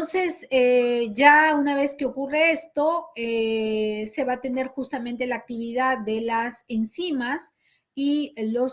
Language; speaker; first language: Spanish; native; Spanish